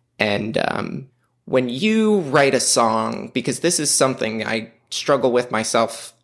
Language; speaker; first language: English; native; English